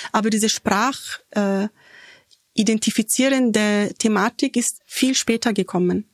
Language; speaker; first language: German; early bilingual, other home language; Turkish